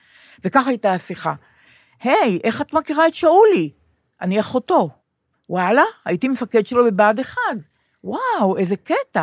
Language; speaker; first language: Hebrew; native; Hebrew